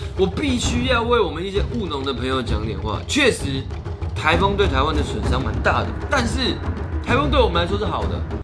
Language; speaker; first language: Chinese; native; Chinese